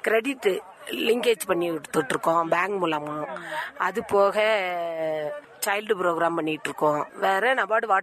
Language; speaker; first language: Tamil; native; Tamil